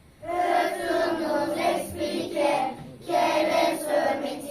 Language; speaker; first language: French; non-native, learner; Turkish